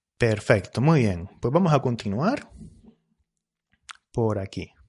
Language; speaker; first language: Spanish; native; Spanish